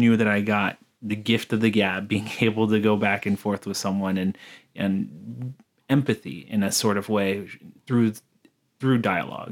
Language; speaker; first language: English; native; English